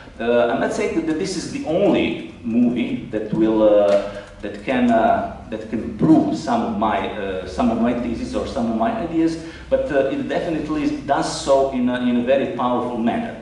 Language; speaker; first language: English; non-native, fluent; Croatian